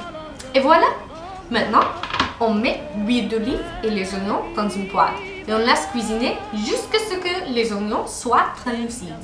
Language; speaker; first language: French; non-native, learner; English